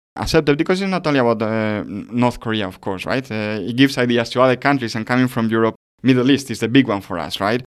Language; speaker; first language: English; non-native, fluent; Spanish